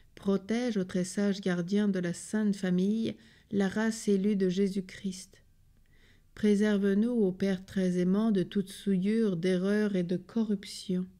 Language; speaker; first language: French; native; French